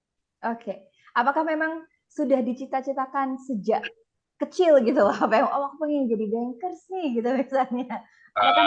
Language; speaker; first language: Indonesian; native; Indonesian